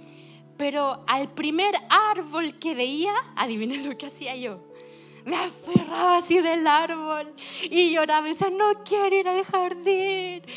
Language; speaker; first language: Spanish; native; Spanish